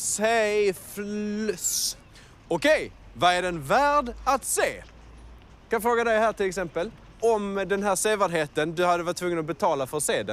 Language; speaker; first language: Swedish; native; Swedish